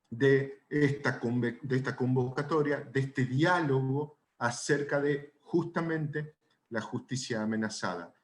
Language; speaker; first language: Spanish; native; Spanish